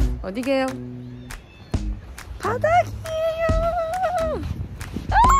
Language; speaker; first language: Korean; non-native, fluent; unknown